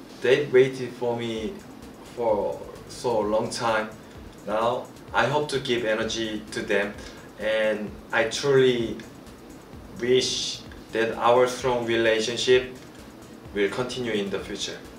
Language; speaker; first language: English; non-native, learner; Korean